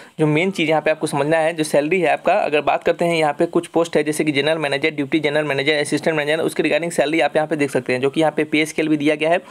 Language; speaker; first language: Hindi; native; Hindi